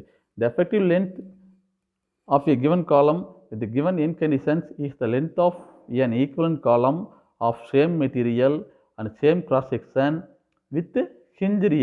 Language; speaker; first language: English; non-native, local second language; Tamil